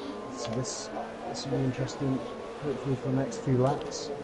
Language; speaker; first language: English; native; English